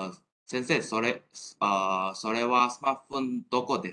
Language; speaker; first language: Japanese; non-native, learner; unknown